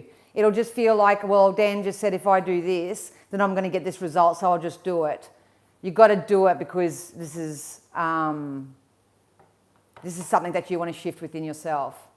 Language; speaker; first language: English; native; English